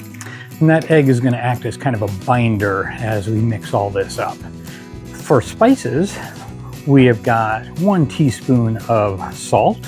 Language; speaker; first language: English; native; English